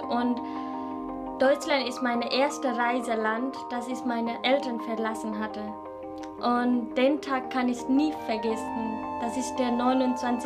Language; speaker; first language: German; non-native, fluent; Nepali